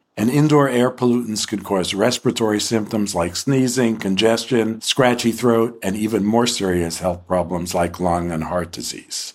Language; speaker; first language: English; native; English